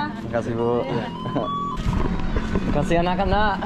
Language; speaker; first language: Indonesian; non-native, learner; English